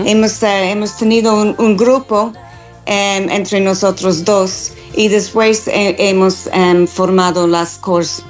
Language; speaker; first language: Spanish; non-native, fluent; English